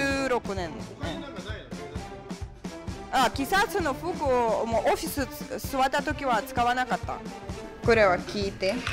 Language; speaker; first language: Japanese; non-native, learner; Russian